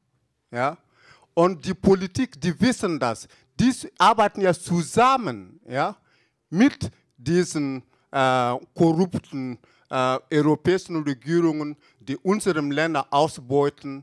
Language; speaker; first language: German; non-native, fluent; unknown